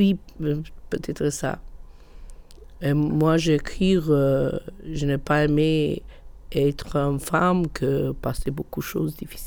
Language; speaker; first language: French; non-native, learner; Albanian